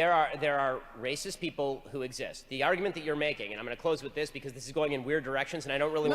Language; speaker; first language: English; native; English